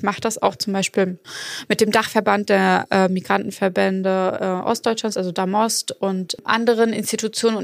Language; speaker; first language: German; early bilingual, other home language; Arabic